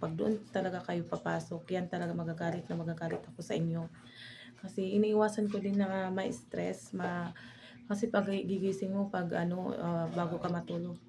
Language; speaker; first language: Filipino; non-native, local second language; Waray